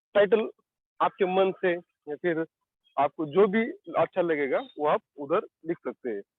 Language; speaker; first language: Hindi; non-native, local second language; Marathi